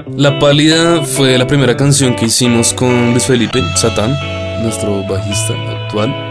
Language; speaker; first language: Spanish; native; Spanish